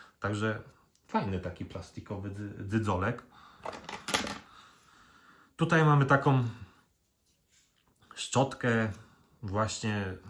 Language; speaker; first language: Polish; native; Polish